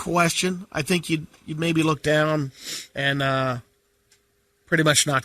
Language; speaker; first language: English; native; English